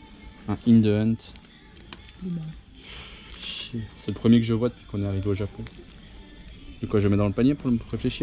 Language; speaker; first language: French; native; French